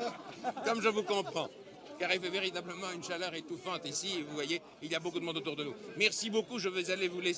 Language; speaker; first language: French; native; French